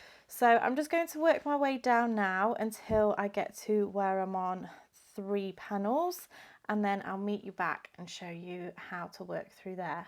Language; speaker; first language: English; native; English